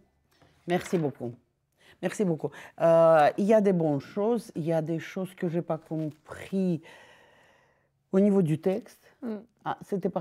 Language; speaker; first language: French; non-native, fluent; Russian